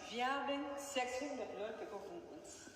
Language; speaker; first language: German; non-native, learner; Haitian Creole